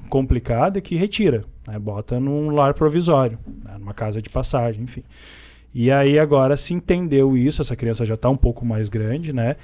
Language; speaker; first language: Portuguese; native; Portuguese